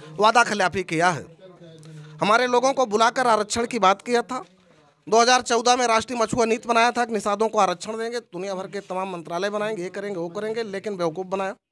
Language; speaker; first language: Hindi; native; Hindi